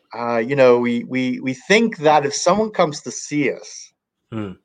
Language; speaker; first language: English; native; English